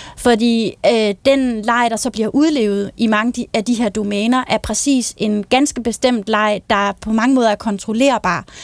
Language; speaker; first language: Danish; native; Danish